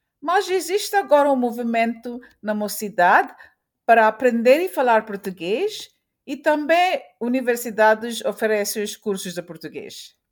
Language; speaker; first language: Portuguese; early bilingual, heritage; Portuguese